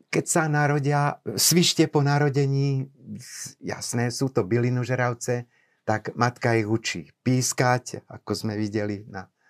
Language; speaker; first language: Slovak; native; Slovak